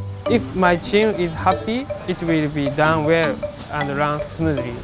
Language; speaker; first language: English; non-native, learner; Japanese